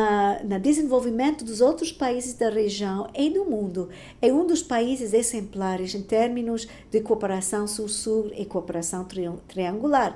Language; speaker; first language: Portuguese; non-native, fluent; Spanish